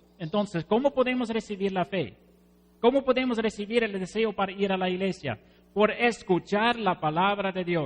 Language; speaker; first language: Spanish; non-native, fluent; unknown